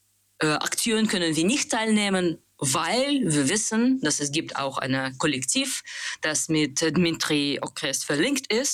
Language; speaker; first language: German; non-native, learner; Russian